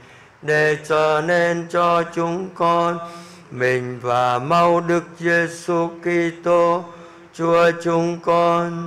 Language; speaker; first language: Vietnamese; native; Vietnamese